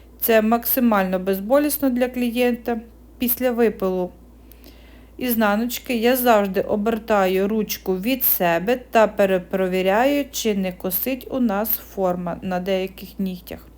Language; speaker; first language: Ukrainian; native; Ukrainian